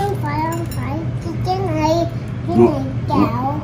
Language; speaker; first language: Vietnamese; early bilingual, heritage; Vietnamese